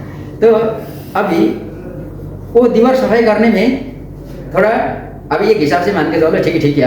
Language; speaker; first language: Hindi; non-native, local second language; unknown